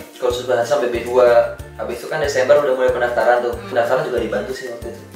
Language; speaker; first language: Indonesian; native; Indonesian